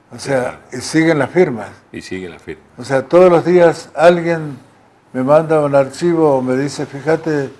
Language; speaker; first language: Spanish; native; Spanish